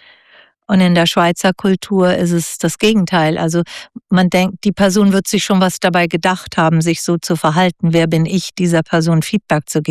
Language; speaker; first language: German; native; German